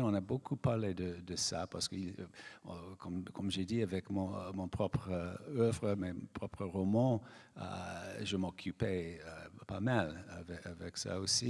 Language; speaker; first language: French; non-native, fluent; English